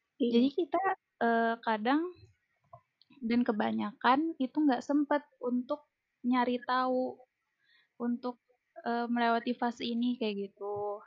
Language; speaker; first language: Indonesian; non-native, local second language; Banjar